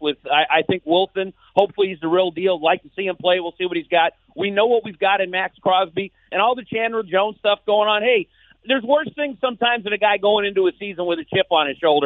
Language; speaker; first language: English; native; English